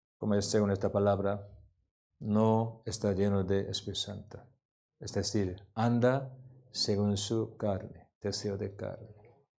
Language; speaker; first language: Spanish; non-native, learner; Korean